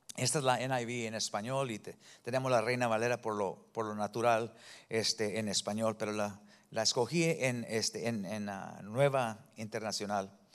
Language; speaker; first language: Spanish; early bilingual, heritage; Spanish